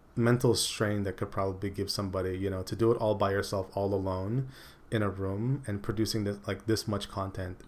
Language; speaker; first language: English; early bilingual, other home language; Filipino